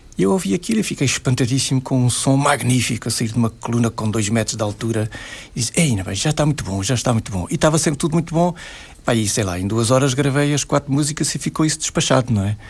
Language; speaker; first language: Portuguese; native; Portuguese